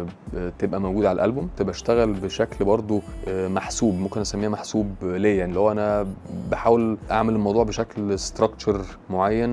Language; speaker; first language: Arabic; native; Arabic